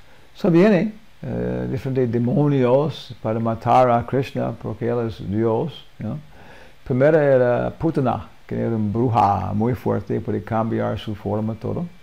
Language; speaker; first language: Spanish; non-native, learner; English